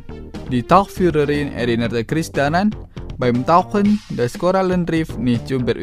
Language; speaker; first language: German; non-native, fluent; Indonesian